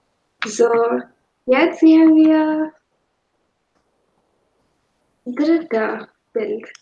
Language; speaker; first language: German; non-native, fluent; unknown